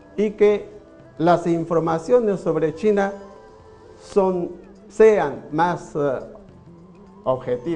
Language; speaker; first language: Spanish; non-native, fluent; Chinese